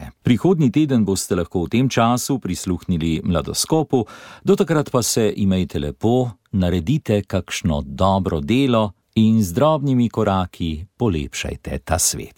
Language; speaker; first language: Slovenian; native; Slovenian